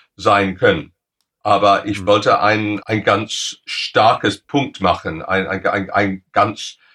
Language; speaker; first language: German; non-native, fluent; English